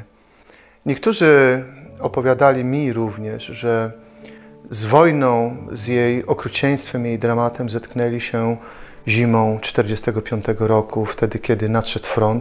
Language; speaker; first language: Polish; native; Polish